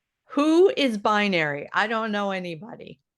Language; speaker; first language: English; native; English